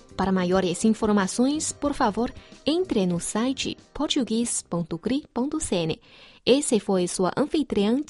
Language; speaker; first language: Portuguese; non-native, fluent; Chinese